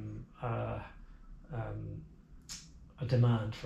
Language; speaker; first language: English; native; English